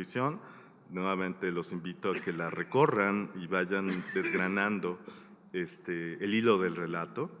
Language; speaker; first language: Spanish; native; Spanish